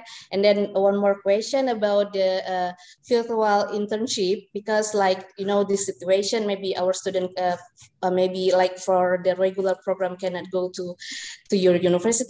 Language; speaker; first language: English; non-native, fluent; Indonesian